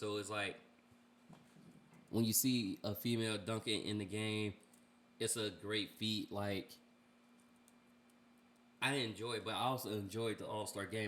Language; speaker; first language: English; native; English